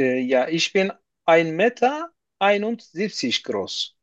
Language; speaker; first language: German; non-native, learner; Turkish